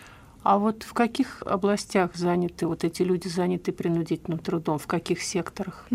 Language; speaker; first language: Russian; native; Russian